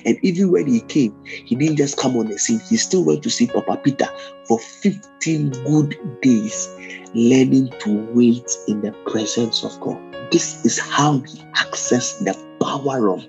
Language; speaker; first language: English; non-native, local second language; Akan